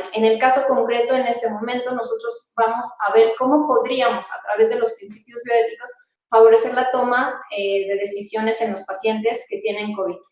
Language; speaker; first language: Spanish; native; Spanish